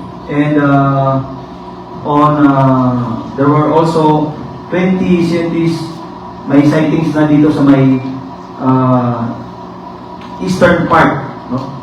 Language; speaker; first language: English; non-native, local second language; Cebuano